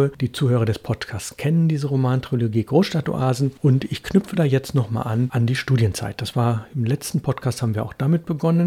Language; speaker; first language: German; native; German